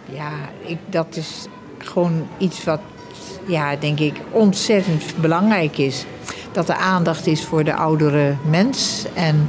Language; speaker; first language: Dutch; native; Dutch